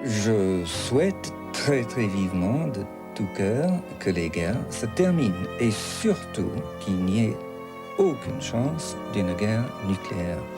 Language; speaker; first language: French; non-native, fluent; English